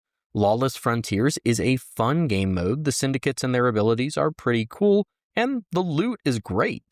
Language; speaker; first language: English; native; English